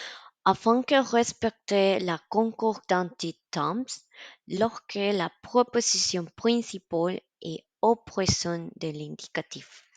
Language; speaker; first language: French; non-native, learner; Spanish